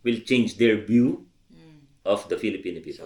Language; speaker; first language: English; non-native, local second language; Filipino